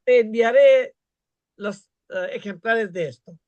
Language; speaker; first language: Spanish; non-native, fluent; Bangla